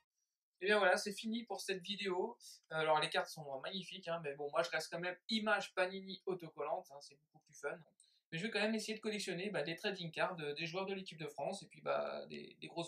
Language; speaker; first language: French; native; French